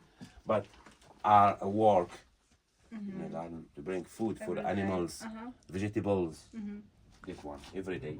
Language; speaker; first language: English; non-native, learner; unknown